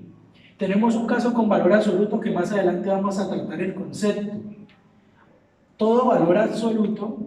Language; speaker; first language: Spanish; native; Spanish